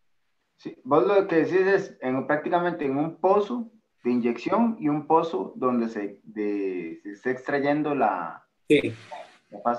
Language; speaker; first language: Spanish; native; Spanish